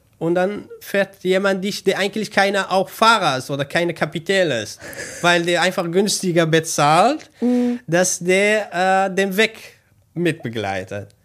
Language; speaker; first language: German; non-native, learner; Kurdish